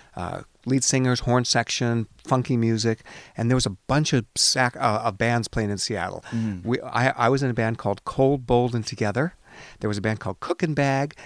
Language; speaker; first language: English; native; English